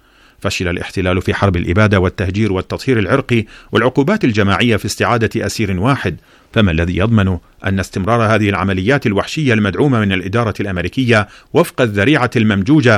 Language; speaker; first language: Arabic; native; Arabic